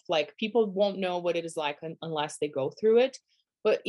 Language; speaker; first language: English; non-native, fluent; Portuguese